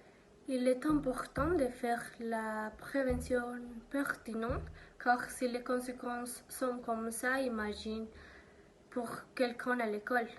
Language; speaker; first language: French; non-native, learner; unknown